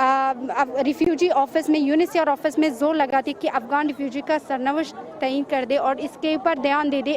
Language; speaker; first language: Hindi; non-native, fluent; Persian